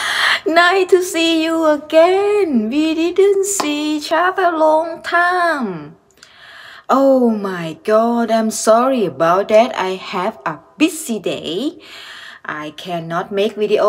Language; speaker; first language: English; non-native, learner; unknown